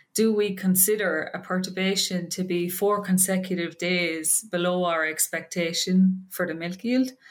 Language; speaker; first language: English; native; English